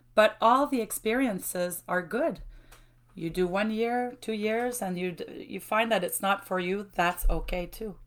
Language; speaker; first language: English; non-native, fluent; French